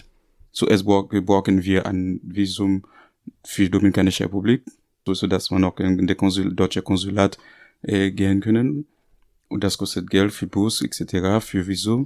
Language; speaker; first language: German; non-native, learner; Haitian Creole